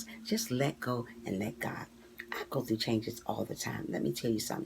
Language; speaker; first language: English; native; English